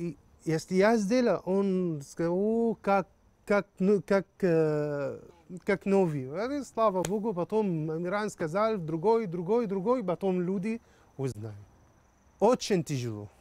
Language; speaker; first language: Russian; non-native, learner; Arabic